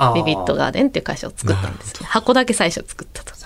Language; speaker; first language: Japanese; native; Japanese